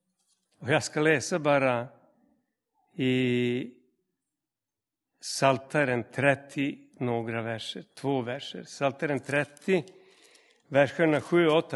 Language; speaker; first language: Swedish; non-native, fluent; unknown